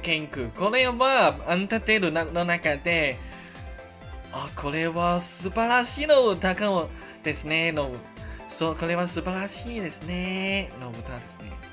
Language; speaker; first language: Japanese; non-native, learner; Cantonese